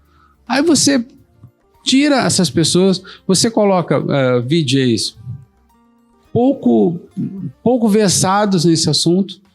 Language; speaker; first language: Portuguese; native; Portuguese